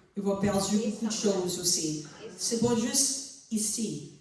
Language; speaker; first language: French; non-native, learner; English